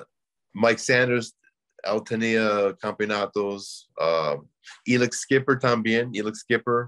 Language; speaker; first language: Spanish; non-native, learner; English